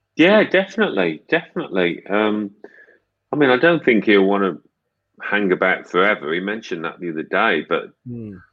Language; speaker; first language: English; native; English